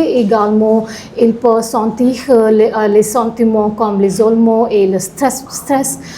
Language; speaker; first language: French; non-native, learner; Punjabi